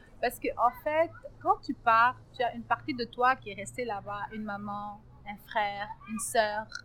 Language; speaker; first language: French; non-native, local second language; Arabic